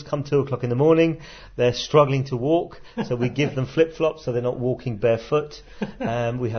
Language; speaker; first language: English; native; English